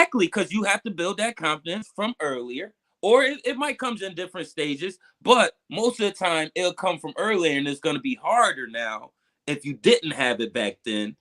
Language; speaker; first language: English; native; English